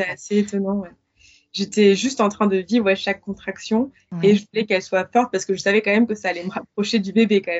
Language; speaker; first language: French; native; French